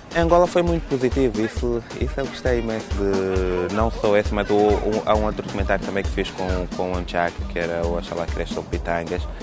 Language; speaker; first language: Portuguese; non-native, fluent; Italian